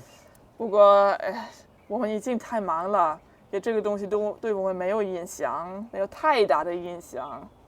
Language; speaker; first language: Chinese; non-native, fluent; German